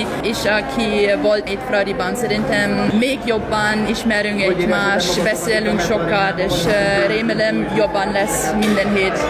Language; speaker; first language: Hungarian; non-native, learner; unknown